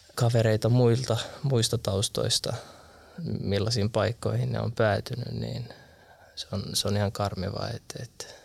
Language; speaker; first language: Finnish; early bilingual, other home language; Arabic